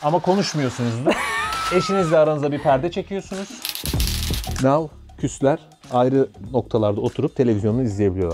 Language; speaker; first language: Turkish; native; Turkish